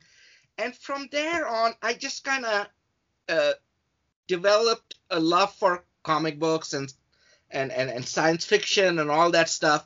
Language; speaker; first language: English; non-native, local second language; Urdu